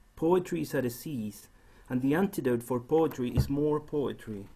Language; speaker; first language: English; non-native, fluent; Spanish